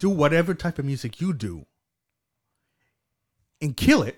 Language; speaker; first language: English; native; English